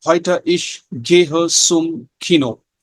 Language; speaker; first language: German; non-native, fluent; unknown